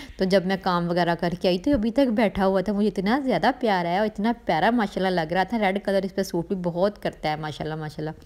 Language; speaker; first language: Urdu; non-native, local second language; Punjabi